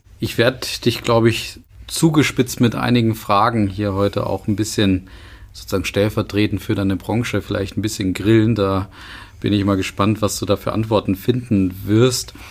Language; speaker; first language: German; native; German